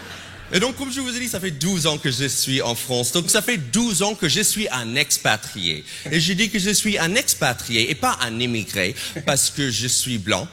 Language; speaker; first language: French; non-native, fluent; English